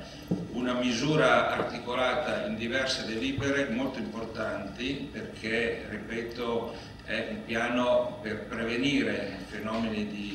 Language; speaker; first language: Italian; native; Italian